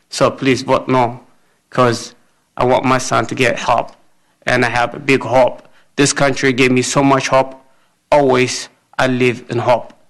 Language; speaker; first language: English; non-native, fluent; Amharic